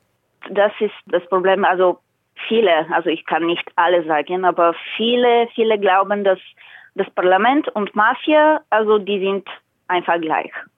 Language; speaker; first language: German; non-native, fluent; Bulgarian